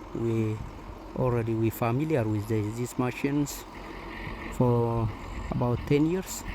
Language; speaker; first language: English; non-native, local second language; Amharic